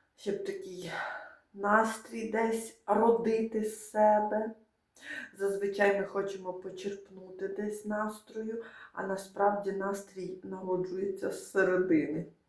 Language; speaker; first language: Ukrainian; native; Ukrainian